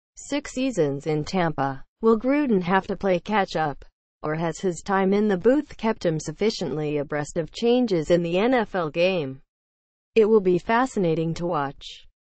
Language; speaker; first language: English; native; English